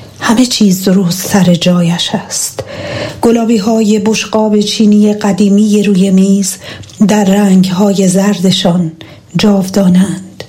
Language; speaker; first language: Persian; native; Persian